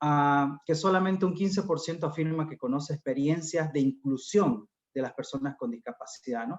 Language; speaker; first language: Spanish; native; Spanish